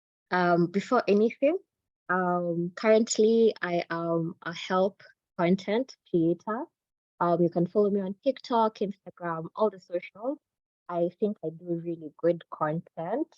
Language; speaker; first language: English; non-native, local second language; Swahili